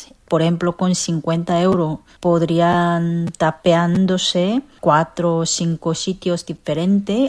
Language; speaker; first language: Spanish; non-native, fluent; Korean